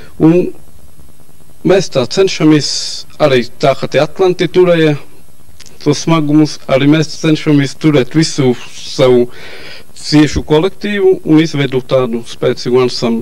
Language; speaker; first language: Latvian; non-native, local second language; Romany